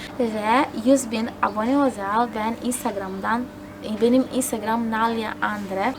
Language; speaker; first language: Turkish; non-native, fluent; Portuguese